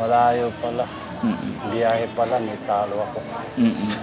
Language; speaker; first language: Filipino; non-native, learner; Japanese